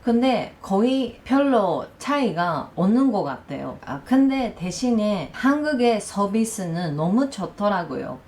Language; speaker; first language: Korean; non-native, learner; Japanese